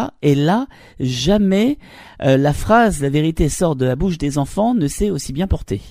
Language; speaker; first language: French; native; French